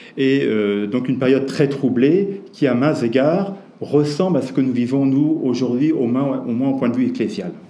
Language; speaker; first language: French; native; French